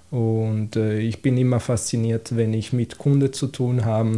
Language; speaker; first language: German; non-native, fluent; Italian